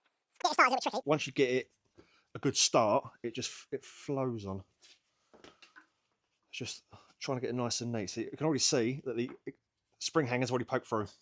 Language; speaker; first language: English; native; English